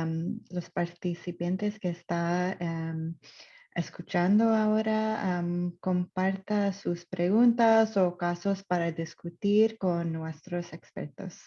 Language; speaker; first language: Spanish; non-native, fluent; English